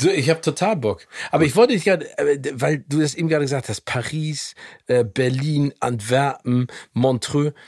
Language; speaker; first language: German; native; German